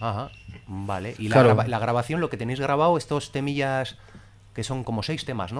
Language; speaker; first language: Spanish; native; Spanish